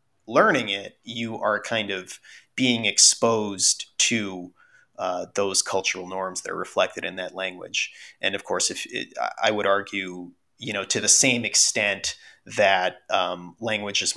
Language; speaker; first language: English; early bilingual, other home language; Russian